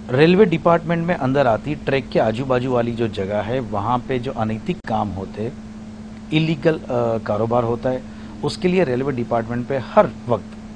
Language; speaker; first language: Hindi; non-native, local second language; Gujarati